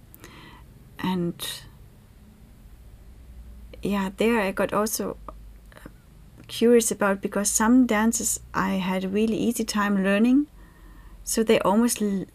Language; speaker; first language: English; non-native, fluent; German